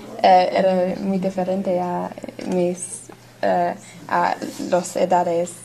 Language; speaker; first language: Spanish; non-native, learner; English